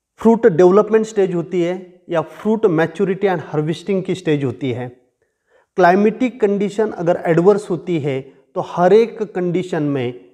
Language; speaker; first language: Hindi; non-native, local second language; Marathi